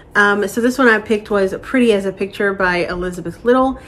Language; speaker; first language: English; native; English